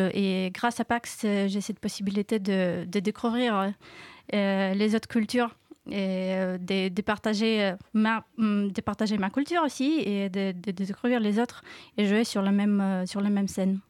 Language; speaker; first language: French; non-native, learner; Ukrainian